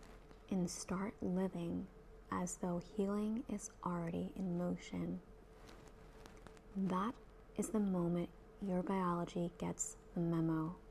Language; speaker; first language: English; native; English